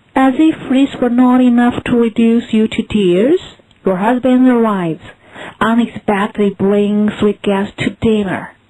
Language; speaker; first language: English; non-native, fluent; Chinese